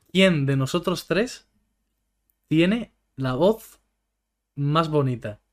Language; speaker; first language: Spanish; native; Spanish